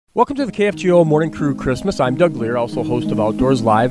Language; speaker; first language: English; native; English